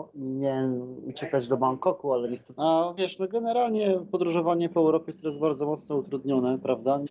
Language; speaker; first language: Polish; native; Polish